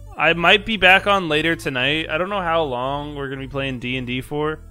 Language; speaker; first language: English; native; English